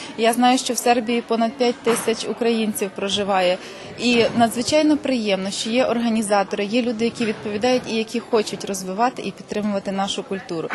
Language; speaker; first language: Ukrainian; native; Ukrainian